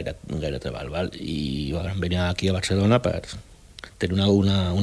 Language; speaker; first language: Catalan; early bilingual, other home language; Spanish